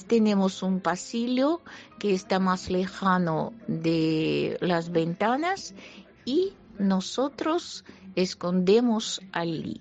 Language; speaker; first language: Spanish; non-native, fluent; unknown